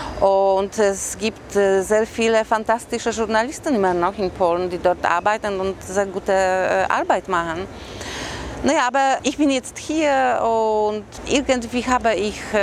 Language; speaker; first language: German; non-native, fluent; Polish